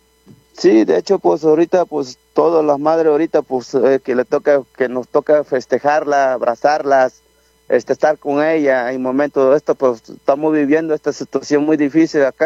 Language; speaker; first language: Spanish; non-native, local second language; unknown